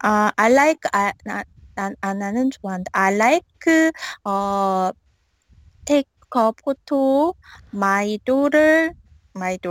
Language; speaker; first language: English; non-native, learner; Korean